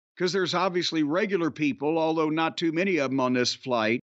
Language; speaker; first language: English; native; English